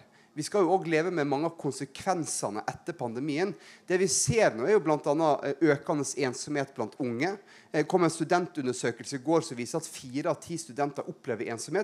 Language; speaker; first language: Norwegian; native; Norwegian